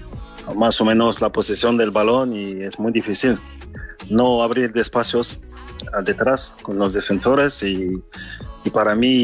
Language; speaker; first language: Spanish; non-native, fluent; French